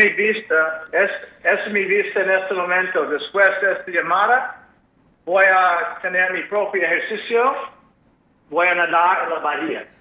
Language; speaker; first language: Spanish; non-native, fluent; English